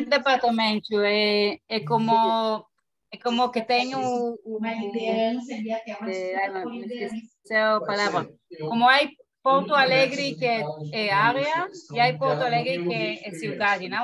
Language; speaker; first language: Portuguese; non-native, learner; Spanish